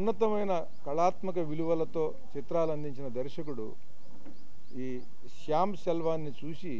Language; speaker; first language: Telugu; native; Telugu